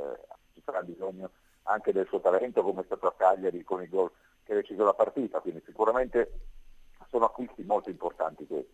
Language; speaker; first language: Italian; native; Italian